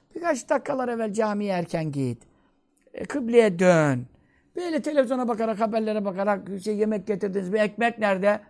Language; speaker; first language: Turkish; native; Turkish